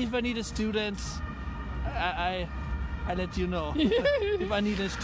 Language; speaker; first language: English; non-native, fluent; German